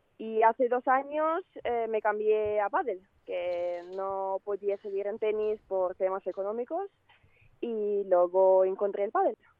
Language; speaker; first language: Spanish; non-native, fluent; Russian